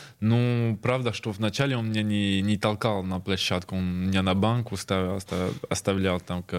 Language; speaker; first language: Russian; early bilingual, heritage; Russian